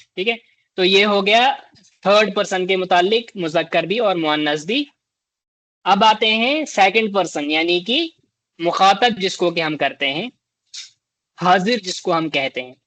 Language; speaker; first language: Urdu; native; Urdu